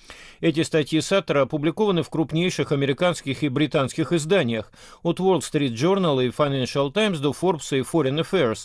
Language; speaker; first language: Russian; native; Russian